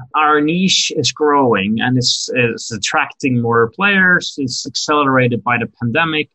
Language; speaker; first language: English; non-native, fluent; Norwegian